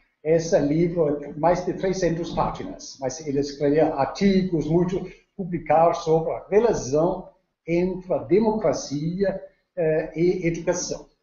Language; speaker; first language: Portuguese; non-native, learner; Danish